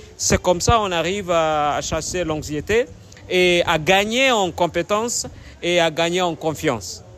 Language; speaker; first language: French; non-native, fluent; Swahili